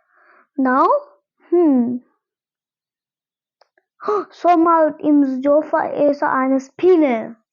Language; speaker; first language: German; non-native, learner; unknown